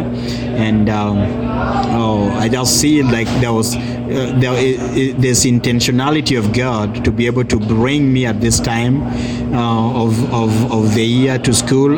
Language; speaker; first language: English; non-native, local second language; Luo (Kenya and Tanzania)